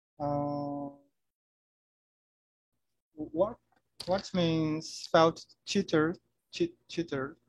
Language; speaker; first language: English; non-native, learner; Portuguese